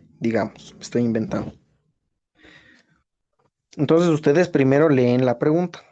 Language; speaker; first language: Spanish; native; Spanish